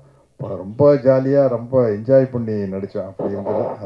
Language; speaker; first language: Tamil; native; Tamil